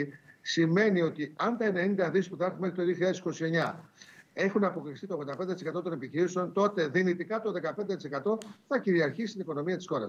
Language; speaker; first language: Greek; native; Greek